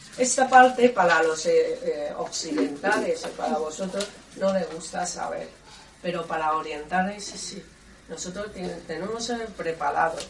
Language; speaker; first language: Spanish; non-native, learner; Chinese